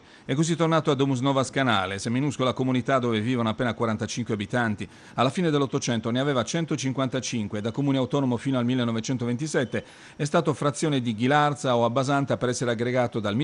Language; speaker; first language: Italian; native; Italian